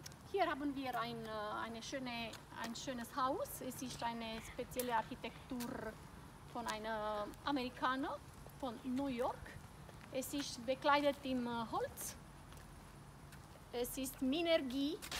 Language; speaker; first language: German; non-native, fluent; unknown